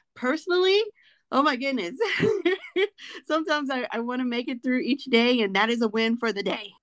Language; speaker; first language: English; native; English